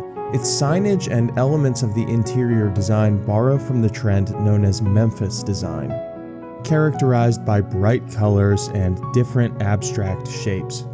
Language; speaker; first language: English; native; English